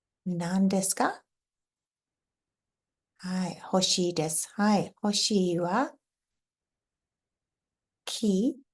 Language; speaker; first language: Japanese; non-native, fluent; English